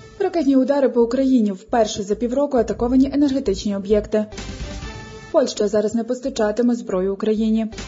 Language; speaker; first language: Ukrainian; native; Ukrainian